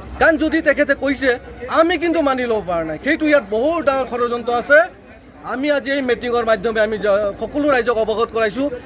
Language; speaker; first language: Assamese; non-native, local second language; Bangla